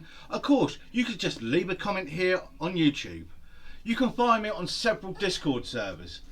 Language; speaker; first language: English; native; English